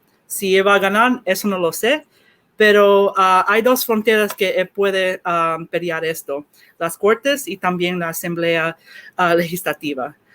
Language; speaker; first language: Spanish; early bilingual, heritage; Spanish